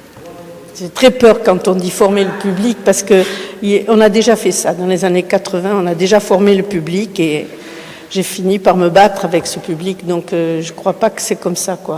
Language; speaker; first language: French; early bilingual, other home language; Spanish